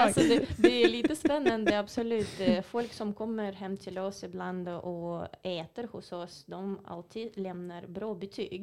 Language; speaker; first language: Swedish; non-native, fluent; Russian